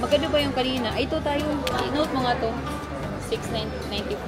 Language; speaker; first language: Filipino; native; Filipino